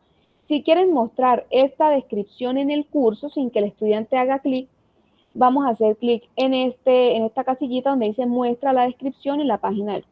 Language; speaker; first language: Spanish; native; Spanish